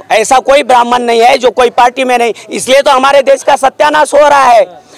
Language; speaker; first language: Hindi; non-native, local second language; Marathi